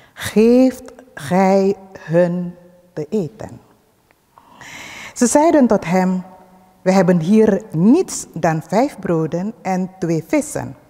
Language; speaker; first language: Dutch; early bilingual, other home language; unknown